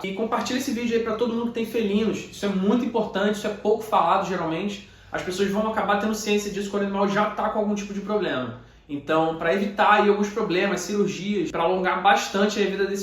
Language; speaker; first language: Portuguese; native; Portuguese